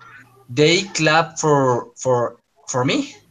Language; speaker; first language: English; non-native, learner; Spanish